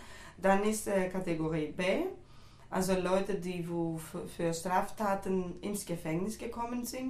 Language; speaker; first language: German; non-native, fluent; Greek